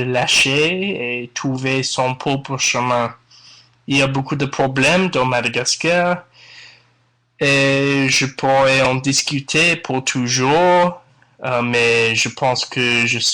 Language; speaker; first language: French; non-native, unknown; English